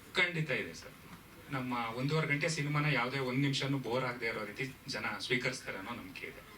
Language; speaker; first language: Kannada; native; Kannada